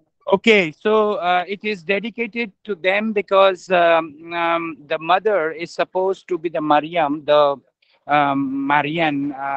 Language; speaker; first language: English; non-native, local second language; Hindi